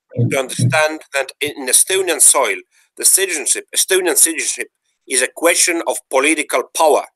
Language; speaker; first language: English; non-native, fluent; Estonian